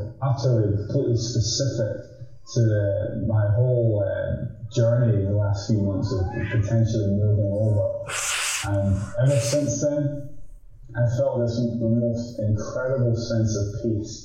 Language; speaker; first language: English; native; English